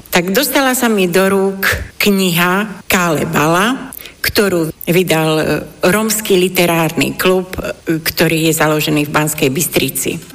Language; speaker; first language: Slovak; non-native, local second language; Romany